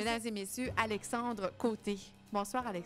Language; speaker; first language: French; native; French